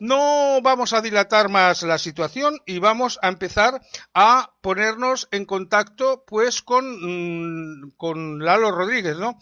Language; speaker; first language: Spanish; native; Spanish